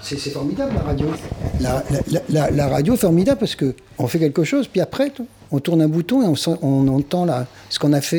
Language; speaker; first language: French; native; French